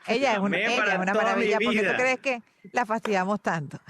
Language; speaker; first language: Spanish; native; Spanish